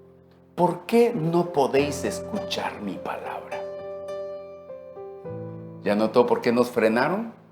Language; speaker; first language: Spanish; native; Spanish